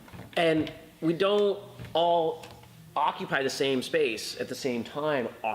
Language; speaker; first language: English; native; English